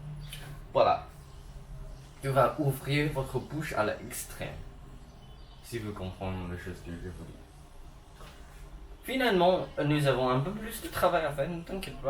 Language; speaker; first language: French; non-native, learner; English